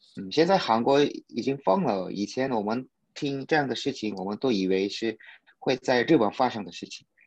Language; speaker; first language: Chinese; non-native, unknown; Korean